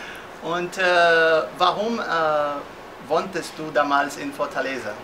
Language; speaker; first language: German; non-native, fluent; Portuguese